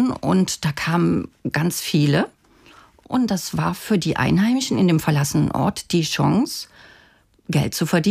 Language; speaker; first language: German; native; German